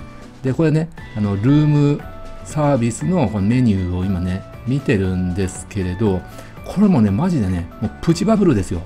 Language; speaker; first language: Japanese; native; Japanese